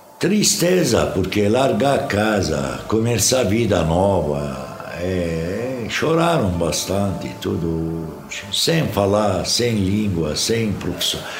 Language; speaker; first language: Portuguese; non-native, fluent; Arabic